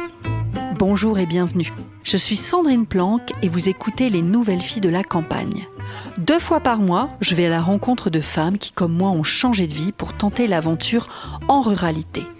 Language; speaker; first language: French; native; French